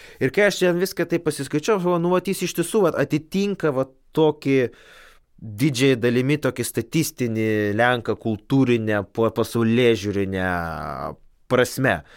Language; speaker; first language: Lithuanian; non-native, local second language; Polish